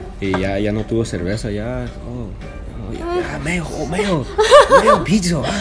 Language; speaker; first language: Spanish; early bilingual, heritage; Spanish